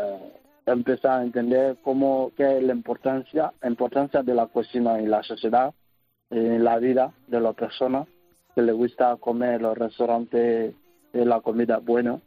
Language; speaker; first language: Spanish; non-native, learner; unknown